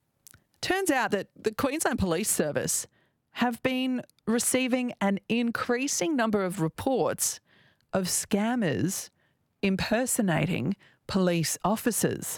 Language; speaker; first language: English; native; English